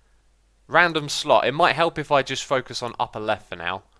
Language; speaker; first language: English; native; English